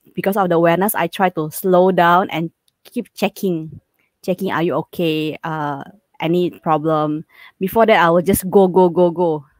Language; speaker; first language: English; non-native, fluent; Indonesian